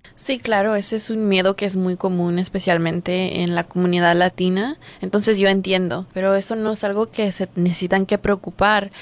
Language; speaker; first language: Spanish; early bilingual, heritage; Spanish